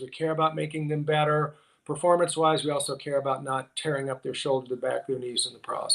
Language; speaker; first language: English; native; English